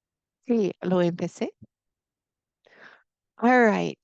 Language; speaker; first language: Spanish; non-native, fluent; English